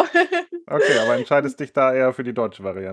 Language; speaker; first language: German; native; German